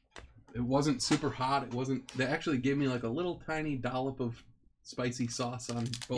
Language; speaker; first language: English; native; English